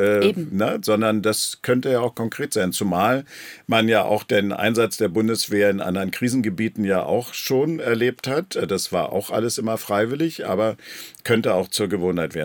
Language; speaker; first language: German; native; German